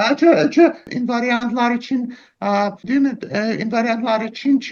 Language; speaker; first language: Turkish; non-native, learner; Russian